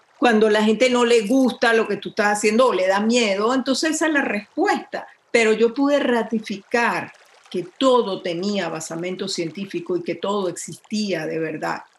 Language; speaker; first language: Spanish; native; Spanish